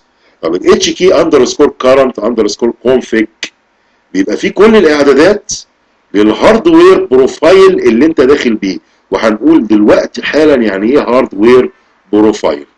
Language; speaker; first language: Arabic; native; Arabic